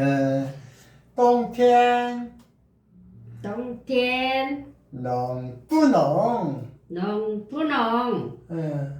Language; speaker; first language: Chinese; non-native, learner; Korean